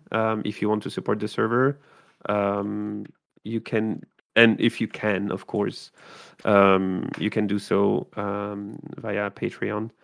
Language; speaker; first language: English; non-native, fluent; French